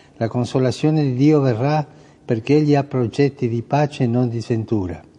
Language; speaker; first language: Italian; early bilingual, heritage; Italian